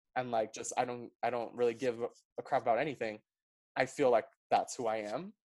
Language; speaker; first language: English; early bilingual, other home language; Spanish